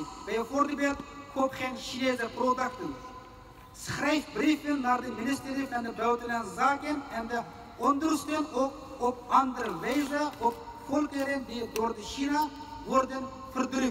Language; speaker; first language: Dutch; non-native, fluent; Uyghur